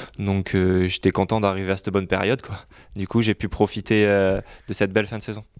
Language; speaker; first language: French; native; French